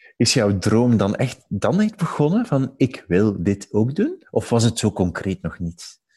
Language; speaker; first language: Dutch; native; Dutch